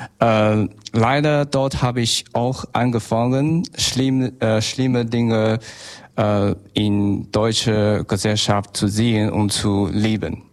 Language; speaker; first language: German; non-native, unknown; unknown